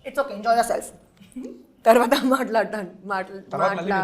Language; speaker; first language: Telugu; non-native, fluent; Hindi